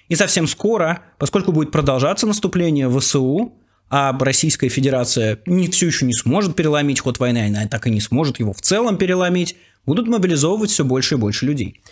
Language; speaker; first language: Russian; native; Russian